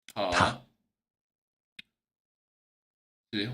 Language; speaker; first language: Chinese; non-native, learner; English